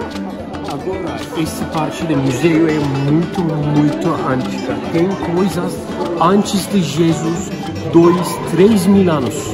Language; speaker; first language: Portuguese; non-native, learner; Turkish